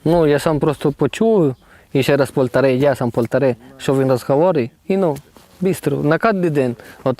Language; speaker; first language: Ukrainian; non-native, learner; Spanish